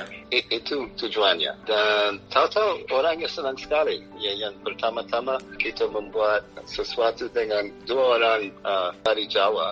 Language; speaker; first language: Indonesian; non-native, fluent; English